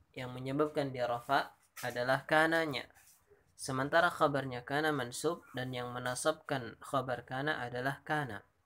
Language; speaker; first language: Indonesian; native; Indonesian